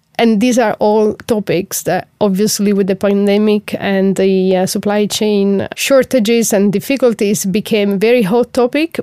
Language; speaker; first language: English; non-native, fluent; Italian